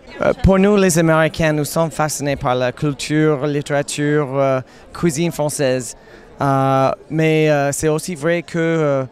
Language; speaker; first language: French; non-native, fluent; English